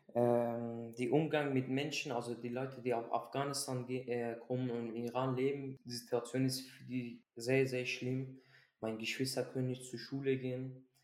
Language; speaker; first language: German; early bilingual, other home language; Persian